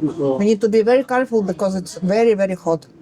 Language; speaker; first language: English; non-native, learner; Russian